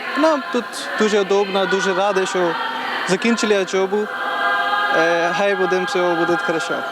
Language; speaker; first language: Ukrainian; non-native, learner; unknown